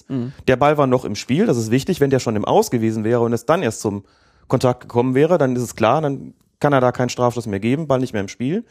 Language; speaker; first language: German; native; German